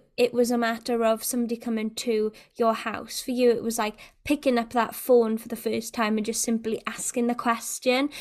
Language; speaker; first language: English; native; English